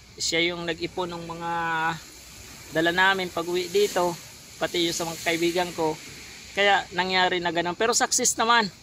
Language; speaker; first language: Filipino; non-native, local second language; Bikol